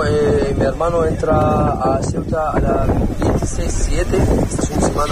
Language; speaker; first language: Spanish; non-native, learner; Arabic